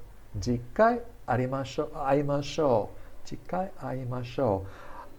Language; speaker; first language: Japanese; non-native, fluent; English